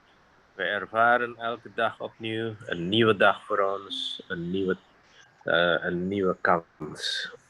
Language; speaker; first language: Dutch; non-native, fluent; Indonesian